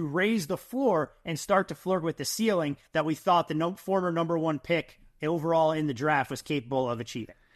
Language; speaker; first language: English; native; English